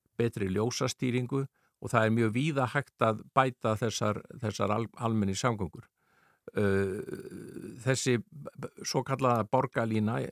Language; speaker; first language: Icelandic; native; Icelandic